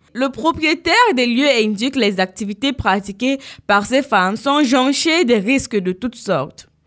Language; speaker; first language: French; non-native, local second language; Fula